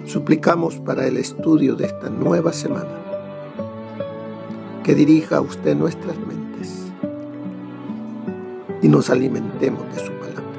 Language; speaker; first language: Spanish; native; Spanish